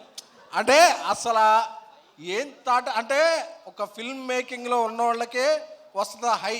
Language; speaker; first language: Telugu; native; Telugu